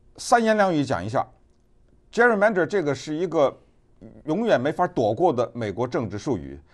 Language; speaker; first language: Chinese; native; Chinese